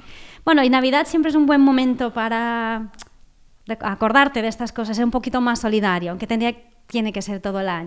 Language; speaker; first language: Spanish; non-native, local second language; Catalan